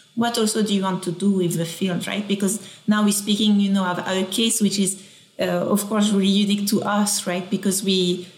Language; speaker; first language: English; non-native, fluent; French